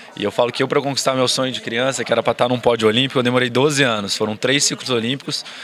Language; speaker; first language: Portuguese; native; Portuguese